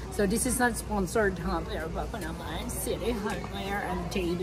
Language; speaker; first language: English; non-native, local second language; Filipino